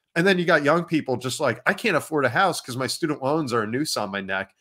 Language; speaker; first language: English; native; English